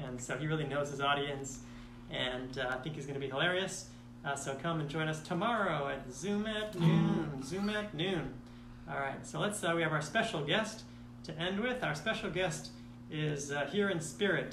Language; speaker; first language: English; native; English